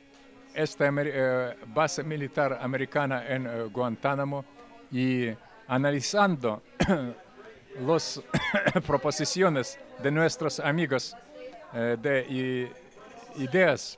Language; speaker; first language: Spanish; non-native, fluent; Russian